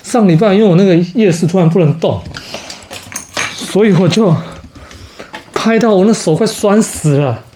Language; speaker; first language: Chinese; native; Chinese